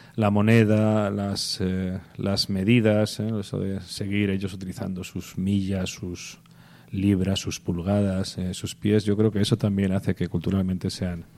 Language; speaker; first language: Spanish; native; Spanish